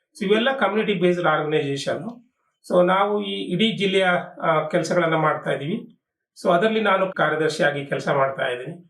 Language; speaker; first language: Kannada; non-native, local second language; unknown